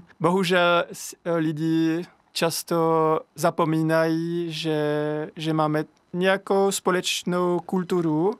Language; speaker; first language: Czech; non-native, fluent; French